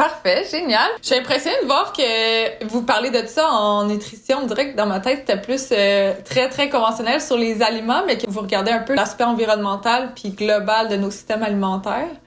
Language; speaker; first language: French; native; French